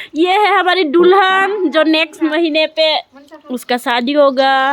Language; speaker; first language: Hindi; non-native, local second language; Assamese